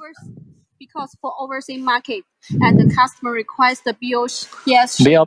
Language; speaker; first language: English; non-native, fluent; Chinese